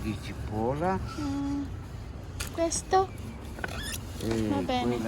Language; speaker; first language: Italian; non-native, learner; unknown